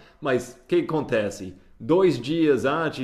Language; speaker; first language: Portuguese; non-native, fluent; English